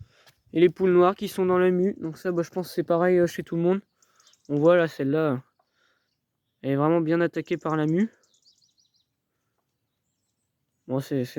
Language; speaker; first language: French; native; French